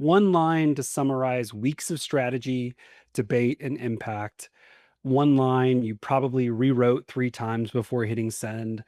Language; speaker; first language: English; native; English